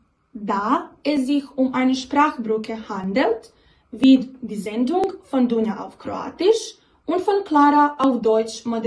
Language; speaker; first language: German; non-native, learner; Croatian